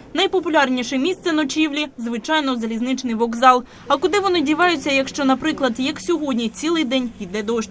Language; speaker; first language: Ukrainian; native; Ukrainian